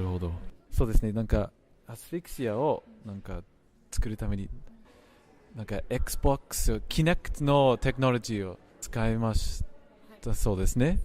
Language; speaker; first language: Japanese; non-native, fluent; English